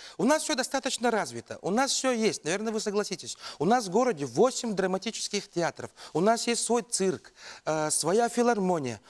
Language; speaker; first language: Russian; non-native, local second language; Yakut